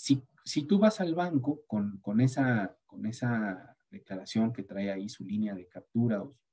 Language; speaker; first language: Spanish; native; Spanish